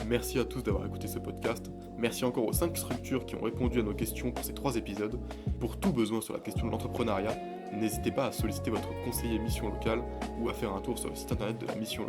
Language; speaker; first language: French; native; French